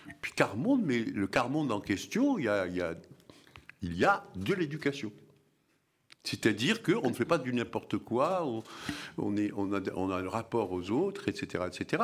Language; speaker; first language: French; early bilingual, other home language; Arabic